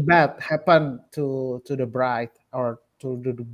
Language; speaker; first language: English; non-native, learner; Indonesian